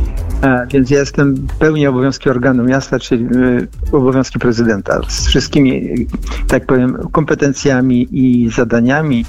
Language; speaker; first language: Polish; native; Polish